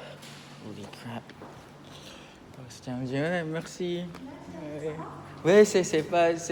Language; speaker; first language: French; non-native, learner; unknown